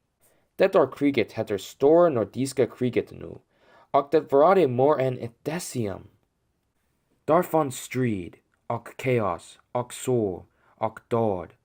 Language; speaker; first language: Swedish; non-native, learner; English